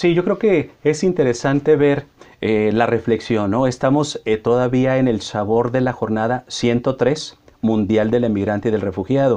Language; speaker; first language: Spanish; native; Spanish